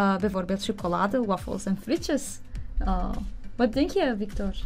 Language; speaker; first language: Dutch; non-native, learner; Arabic